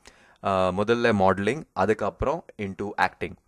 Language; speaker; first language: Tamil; early bilingual, heritage; Tamil